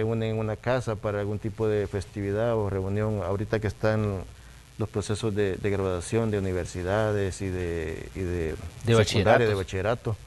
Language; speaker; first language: Spanish; native; Spanish